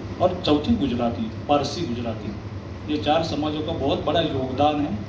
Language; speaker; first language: Hindi; non-native, local second language; Marathi